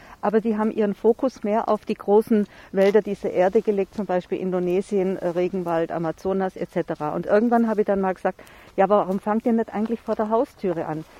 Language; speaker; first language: German; native; German